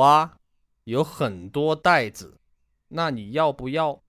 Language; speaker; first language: Chinese; non-native, learner; English